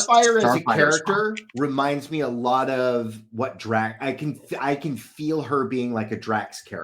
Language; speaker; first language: English; native; English